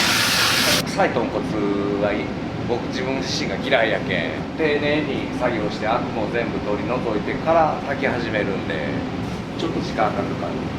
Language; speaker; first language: Japanese; native; Japanese